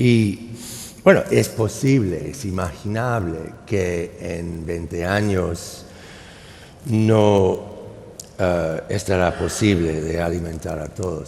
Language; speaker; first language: Spanish; non-native, fluent; English